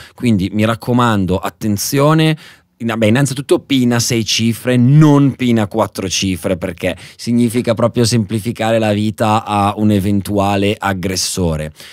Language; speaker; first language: Italian; native; Italian